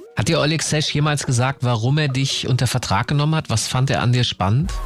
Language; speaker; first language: German; native; German